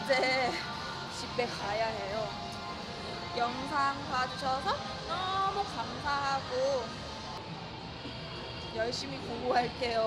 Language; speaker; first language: Korean; non-native, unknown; Thai